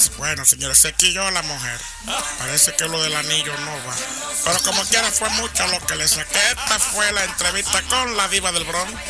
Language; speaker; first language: Spanish; native; Spanish